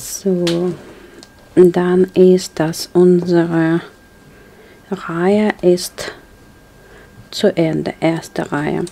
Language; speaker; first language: German; non-native, learner; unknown